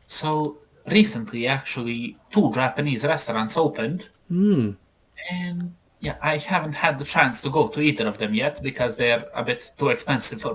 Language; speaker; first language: English; non-native, fluent; Serbian